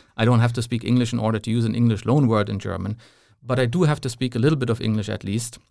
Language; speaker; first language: English; non-native, fluent; German